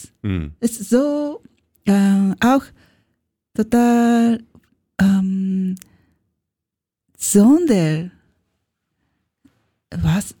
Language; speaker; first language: German; non-native, learner; Japanese